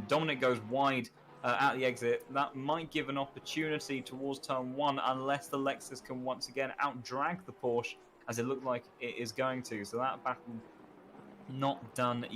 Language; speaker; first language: English; native; English